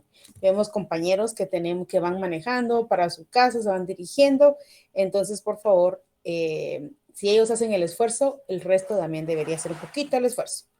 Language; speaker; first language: Spanish; native; Spanish